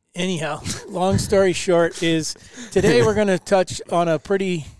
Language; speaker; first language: English; native; English